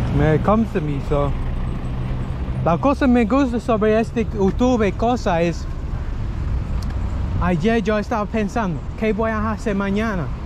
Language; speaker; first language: Spanish; non-native, learner; English